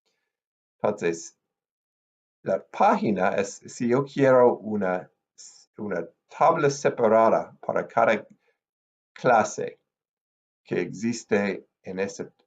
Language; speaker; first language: Spanish; non-native, fluent; English